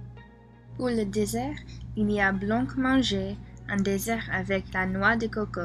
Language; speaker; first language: French; non-native, learner; English